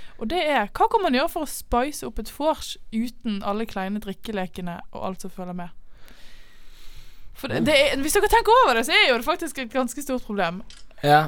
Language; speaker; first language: Norwegian; native; Norwegian